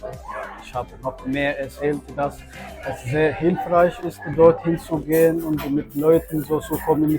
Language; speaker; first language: German; non-native, fluent; Amharic